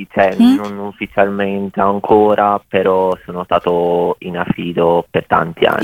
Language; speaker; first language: Italian; early bilingual, other home language; Bosnian